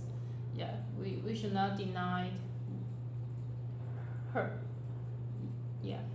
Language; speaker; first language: English; non-native, learner; Chinese